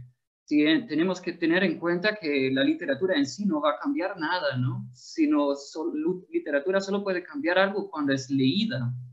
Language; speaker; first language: Spanish; non-native, fluent; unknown